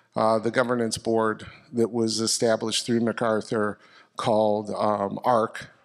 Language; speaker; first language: English; native; English